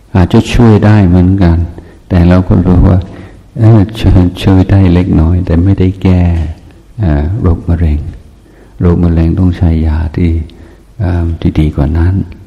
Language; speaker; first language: Thai; non-native, fluent; English